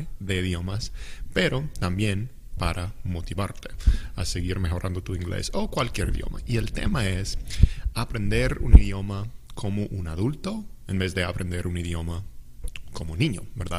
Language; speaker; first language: Spanish; non-native, fluent; English